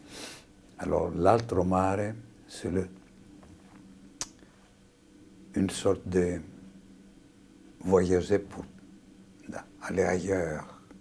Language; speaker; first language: French; non-native, fluent; Greek